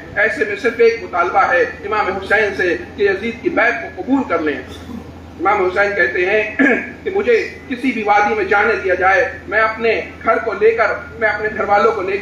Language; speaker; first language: Urdu; native; Urdu